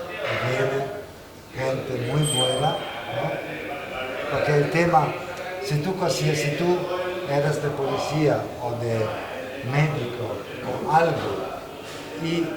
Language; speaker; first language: Spanish; non-native, fluent; Italian